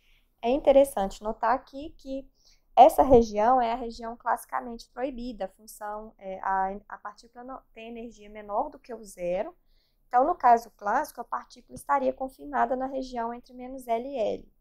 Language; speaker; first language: Portuguese; native; Portuguese